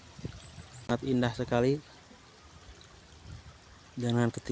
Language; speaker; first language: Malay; non-native, local second language; Sundanese